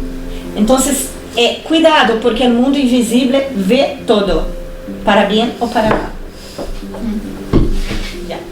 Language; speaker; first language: Spanish; non-native, fluent; Portuguese